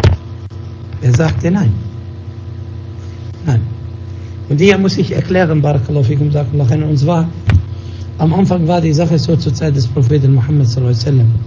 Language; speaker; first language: German; non-native, fluent; Arabic